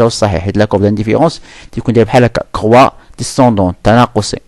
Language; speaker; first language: Arabic; native; Arabic